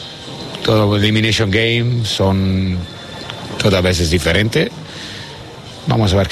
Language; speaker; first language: Spanish; non-native, learner; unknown